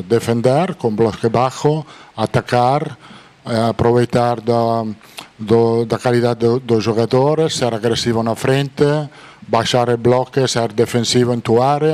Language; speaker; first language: Portuguese; non-native, fluent; Italian